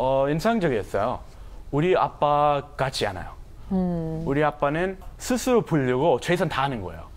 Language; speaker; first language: Korean; non-native, fluent; English